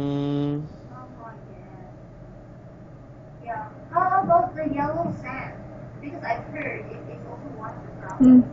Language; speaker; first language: English; non-native, local second language; Filipino